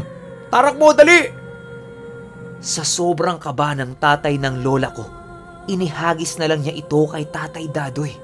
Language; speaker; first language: Filipino; native; Filipino